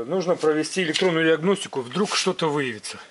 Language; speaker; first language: Russian; native; Russian